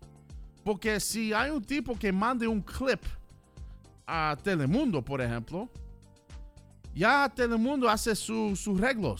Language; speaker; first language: Spanish; early bilingual, heritage; Spanish